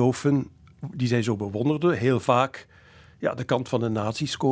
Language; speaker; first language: Dutch; native; Dutch